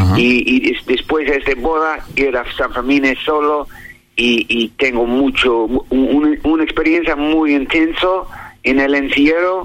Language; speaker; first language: Spanish; non-native, learner; English